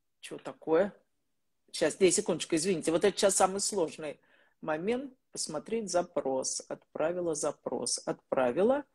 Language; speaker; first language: Russian; native; Russian